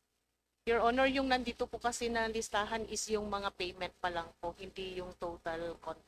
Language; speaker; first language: Filipino; native; Filipino